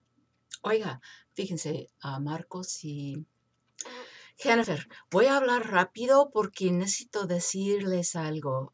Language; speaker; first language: Spanish; non-native, fluent; English